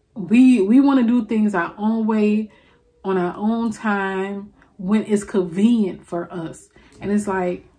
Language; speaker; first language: English; native; English